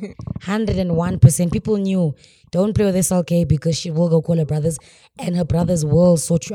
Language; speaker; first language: English; non-native, local second language; Xhosa